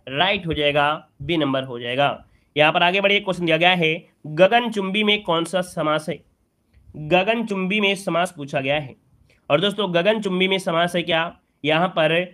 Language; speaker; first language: Hindi; native; Hindi